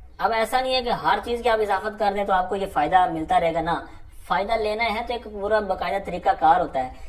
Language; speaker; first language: Urdu; non-native, local second language; Punjabi